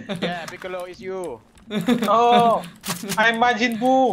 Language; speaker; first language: English; non-native, learner; Thai